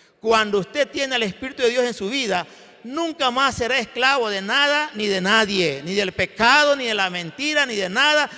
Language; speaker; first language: Spanish; native; Spanish